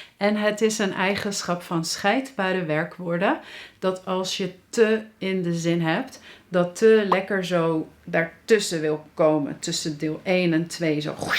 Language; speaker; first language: Dutch; native; Dutch